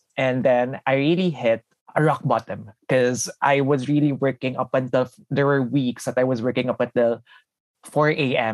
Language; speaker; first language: English; non-native, local second language; Filipino